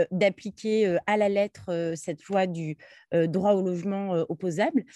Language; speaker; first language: French; early bilingual, other home language; Arabic